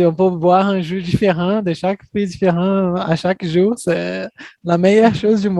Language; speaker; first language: French; non-native, fluent; Portuguese